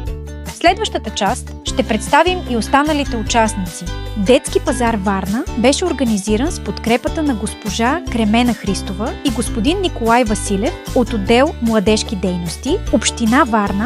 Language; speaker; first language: Bulgarian; native; Bulgarian